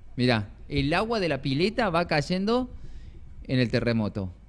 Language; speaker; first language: Spanish; native; Spanish